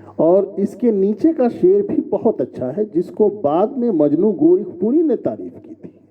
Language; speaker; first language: Urdu; native; Urdu